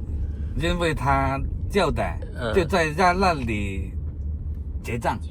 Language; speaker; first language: Chinese; native; Chinese